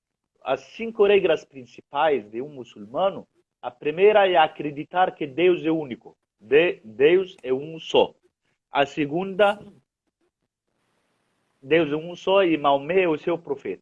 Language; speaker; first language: Portuguese; non-native, fluent; Arabic